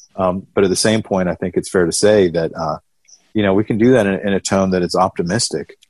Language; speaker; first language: English; native; English